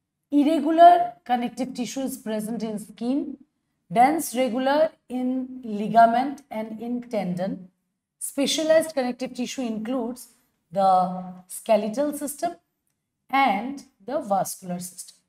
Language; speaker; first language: English; non-native, local second language; Assamese